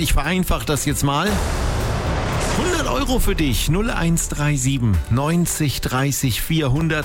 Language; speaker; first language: German; native; German